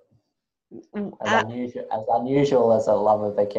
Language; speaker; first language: English; native; English